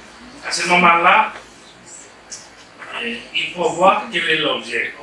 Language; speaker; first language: French; non-native, fluent; Spanish